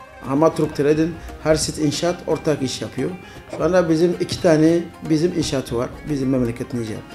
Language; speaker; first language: Turkish; non-native, learner; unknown